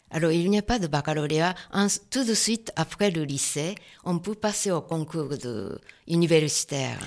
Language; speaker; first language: French; non-native, fluent; Japanese